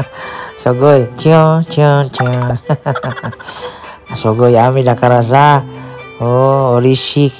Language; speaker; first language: Japanese; non-native, learner; Filipino